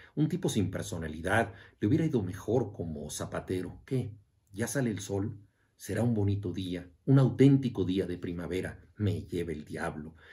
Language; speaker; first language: Spanish; native; Spanish